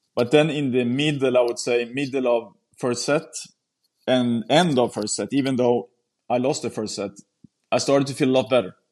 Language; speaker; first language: English; non-native, fluent; Swedish